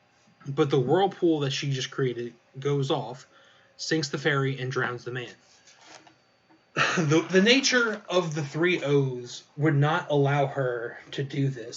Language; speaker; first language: English; native; English